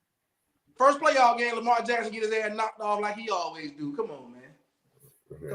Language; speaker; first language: English; native; English